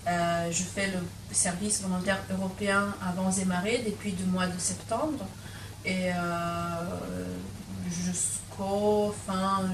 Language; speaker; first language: French; non-native, fluent; Lithuanian